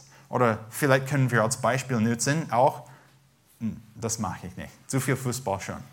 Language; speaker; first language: German; non-native, fluent; English